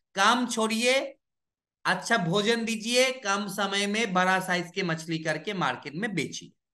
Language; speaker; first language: Hindi; non-native, local second language; Bangla